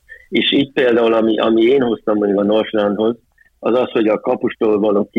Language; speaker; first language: Hungarian; early bilingual, heritage; Hungarian